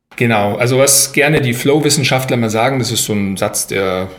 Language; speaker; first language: German; native; German